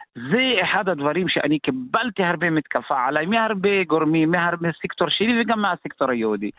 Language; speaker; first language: Hebrew; non-native, local second language; Arabic